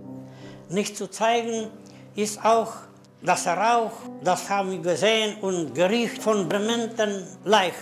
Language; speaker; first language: German; non-native, learner; Polish